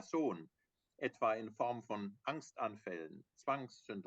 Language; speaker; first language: German; native; German